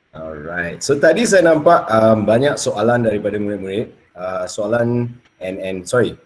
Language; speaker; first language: Malay; non-native, local second language; English